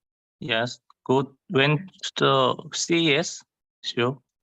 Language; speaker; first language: English; non-native, learner; Korean